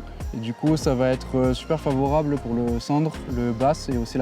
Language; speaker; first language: French; native; French